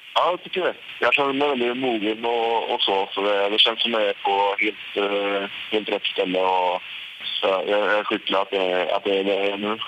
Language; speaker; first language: Swedish; native; Swedish